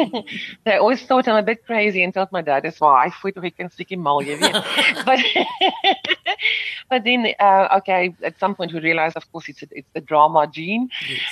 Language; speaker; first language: English; non-native, local second language; Afrikaans